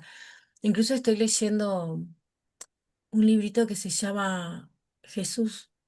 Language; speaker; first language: Spanish; native; Spanish